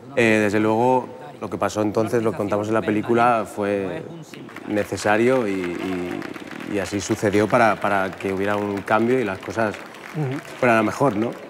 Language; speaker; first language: Spanish; native; Spanish